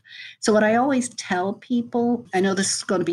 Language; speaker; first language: English; native; English